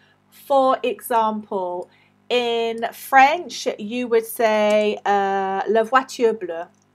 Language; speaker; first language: English; native; English